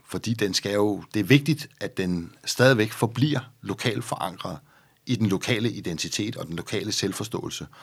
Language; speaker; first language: Danish; native; Danish